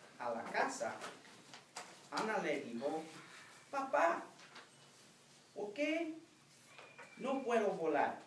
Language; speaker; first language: Spanish; non-native, fluent; English